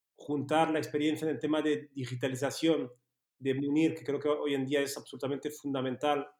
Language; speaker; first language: Spanish; non-native, fluent; French